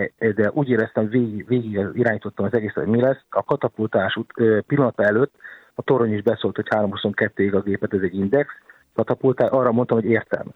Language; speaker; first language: Hungarian; native; Hungarian